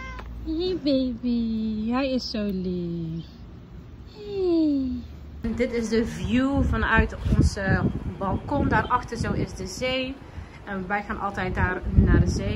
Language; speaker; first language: Dutch; early bilingual, other home language; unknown